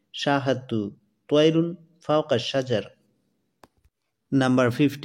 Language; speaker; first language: Arabic; non-native, fluent; Assamese